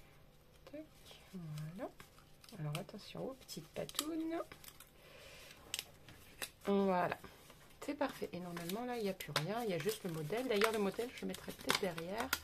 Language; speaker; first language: French; native; French